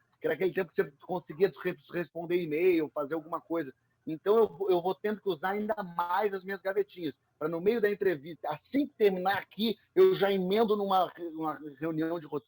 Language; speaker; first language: Portuguese; native; Portuguese